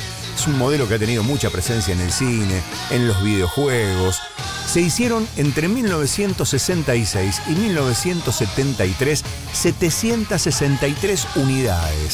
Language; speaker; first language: Spanish; native; Spanish